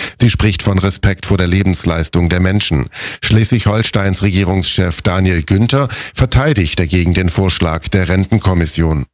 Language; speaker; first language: German; early bilingual, other home language; Italian